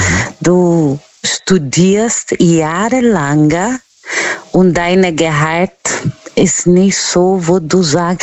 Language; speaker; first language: German; non-native, fluent; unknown